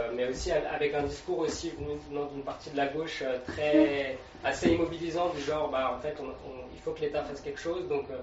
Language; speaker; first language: French; native; French